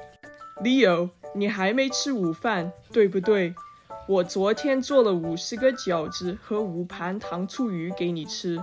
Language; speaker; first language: Chinese; non-native, learner; English